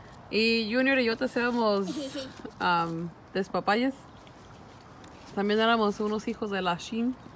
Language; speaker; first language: Spanish; early bilingual, heritage; Spanish